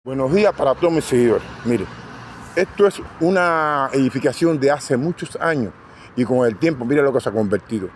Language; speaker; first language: Spanish; native; Spanish